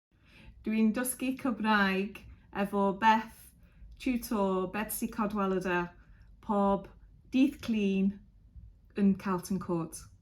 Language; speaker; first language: Welsh; non-native, learner; English